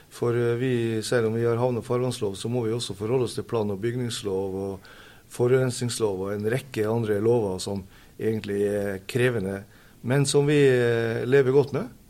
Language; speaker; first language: Norwegian; native; Norwegian